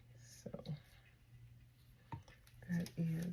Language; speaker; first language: English; native; English